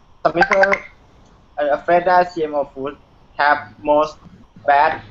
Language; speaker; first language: English; non-native, learner; Thai